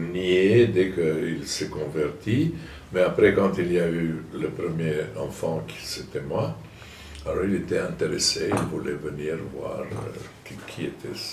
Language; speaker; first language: French; non-native, fluent; German